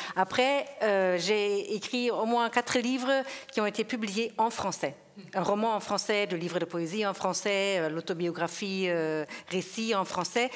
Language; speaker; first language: French; non-native, fluent; German